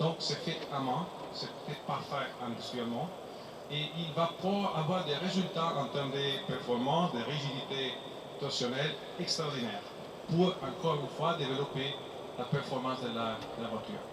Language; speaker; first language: French; non-native, fluent; Italian